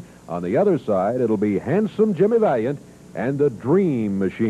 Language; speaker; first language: English; native; English